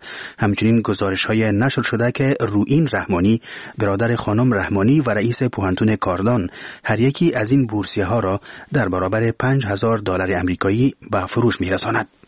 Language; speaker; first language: Persian; native; Persian